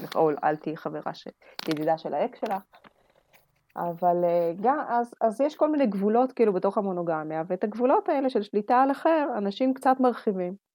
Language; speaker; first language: Hebrew; non-native, fluent; Russian